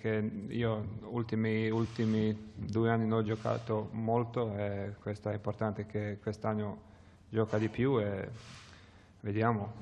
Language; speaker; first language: Italian; non-native, learner; Croatian